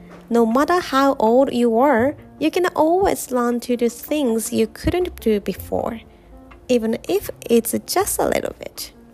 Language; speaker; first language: English; non-native, fluent; Japanese